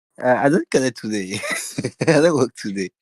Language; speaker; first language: English; non-native, learner; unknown